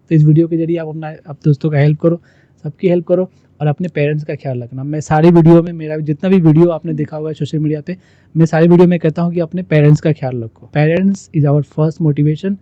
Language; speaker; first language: Hindi; non-native, local second language; Assamese